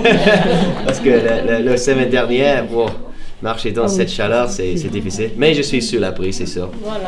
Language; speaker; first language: French; non-native, fluent; English